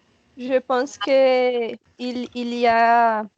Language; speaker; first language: French; non-native, learner; Portuguese